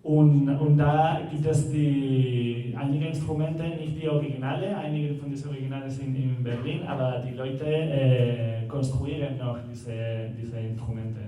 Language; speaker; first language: German; non-native, learner; Spanish